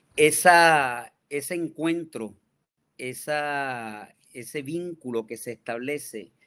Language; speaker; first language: Spanish; native; Spanish